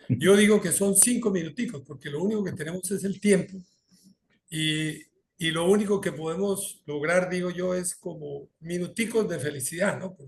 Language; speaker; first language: Spanish; native; Spanish